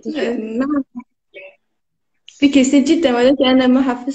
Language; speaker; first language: Arabic; non-native, learner; Turkish